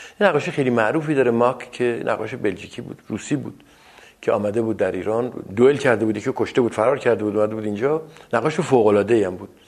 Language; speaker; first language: Persian; non-native, local second language; Azerbaijani